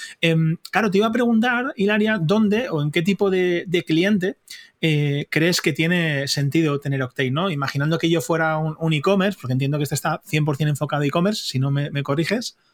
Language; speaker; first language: Spanish; native; Spanish